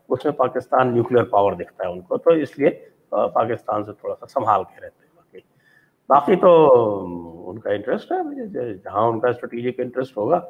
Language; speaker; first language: Hindi; native; Hindi